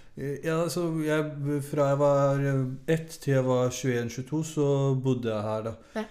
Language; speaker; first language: Norwegian; early bilingual, other home language; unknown